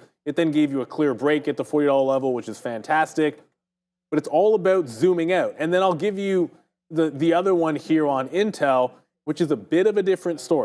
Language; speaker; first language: English; native; English